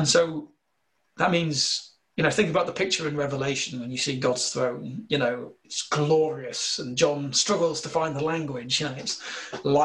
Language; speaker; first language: English; native; English